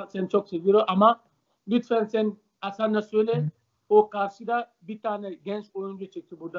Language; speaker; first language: Turkish; non-native, learner; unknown